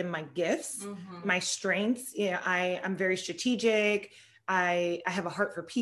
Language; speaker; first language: English; non-native, fluent; Spanish